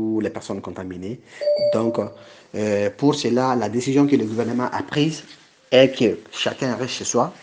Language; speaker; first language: French; non-native, local second language; Bambara